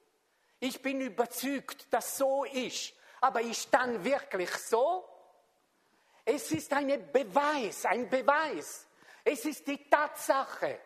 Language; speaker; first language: German; non-native, fluent; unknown